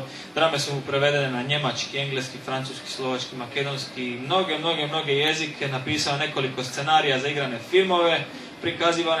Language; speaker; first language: Bosnian; native; Bosnian